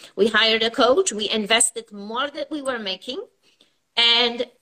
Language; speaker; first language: English; non-native, fluent; Polish